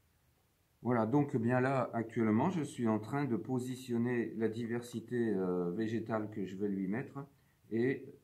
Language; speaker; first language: French; native; French